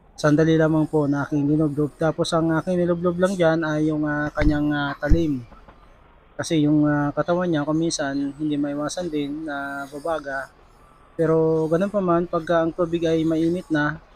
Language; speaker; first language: Filipino; non-native, local second language; Bikol